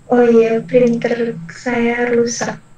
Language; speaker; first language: Korean; non-native, learner; Indonesian